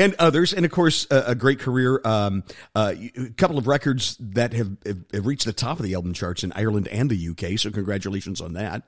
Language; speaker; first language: English; native; English